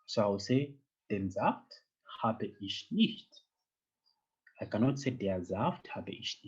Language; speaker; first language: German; non-native, fluent; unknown